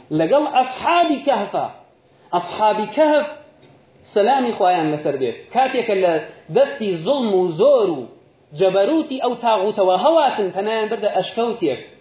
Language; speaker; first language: Central Kurdish; native; Central Kurdish